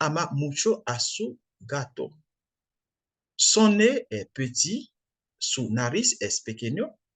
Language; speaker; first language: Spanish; non-native, fluent; French